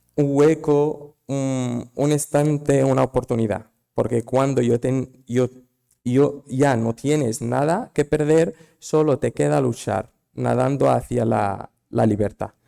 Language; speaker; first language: Spanish; non-native, fluent; Arabic